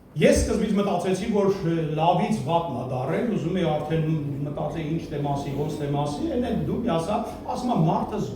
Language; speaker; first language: Armenian; early bilingual, heritage; Armenian